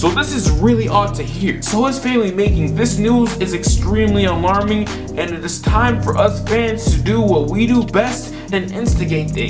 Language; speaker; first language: English; native; English